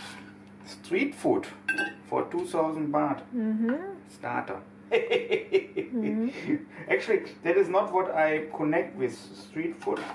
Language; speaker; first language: English; non-native, fluent; German